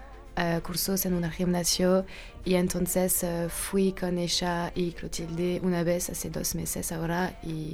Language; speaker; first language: Spanish; non-native, learner; French